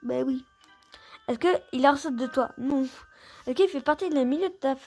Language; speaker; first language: French; native; French